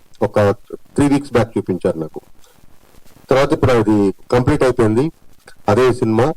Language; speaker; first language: Telugu; native; Telugu